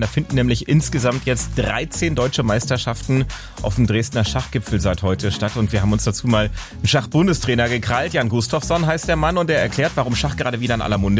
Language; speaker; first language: German; native; German